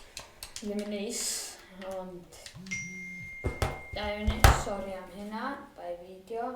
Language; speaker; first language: Welsh; native; Welsh